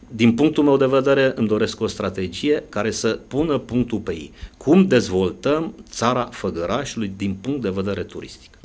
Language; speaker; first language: Romanian; native; Romanian